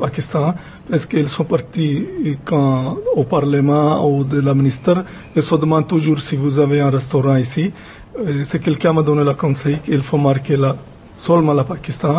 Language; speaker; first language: French; non-native, fluent; Punjabi